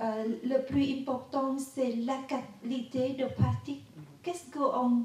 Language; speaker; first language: French; non-native, learner; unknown